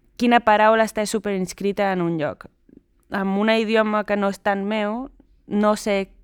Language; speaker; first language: Catalan; non-native, local second language; Spanish